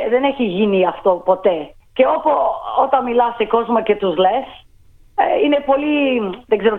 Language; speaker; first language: Greek; early bilingual, heritage; Greek